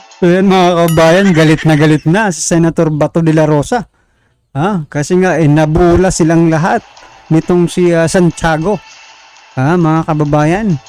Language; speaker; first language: Filipino; native; Filipino